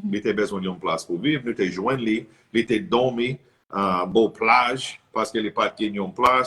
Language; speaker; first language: Haitian Creole; non-native, learner; English